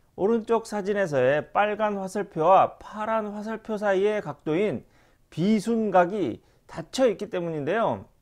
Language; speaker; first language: Korean; native; Korean